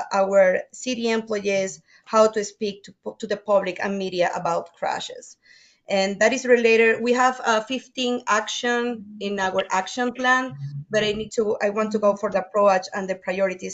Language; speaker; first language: English; non-native, fluent; Spanish